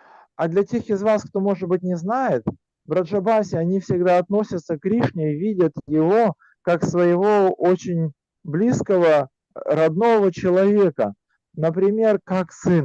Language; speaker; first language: Russian; native; Russian